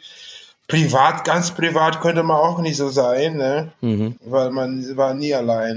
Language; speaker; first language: German; non-native, fluent; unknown